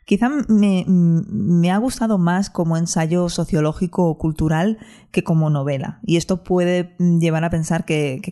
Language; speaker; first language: Spanish; non-native, local second language; Catalan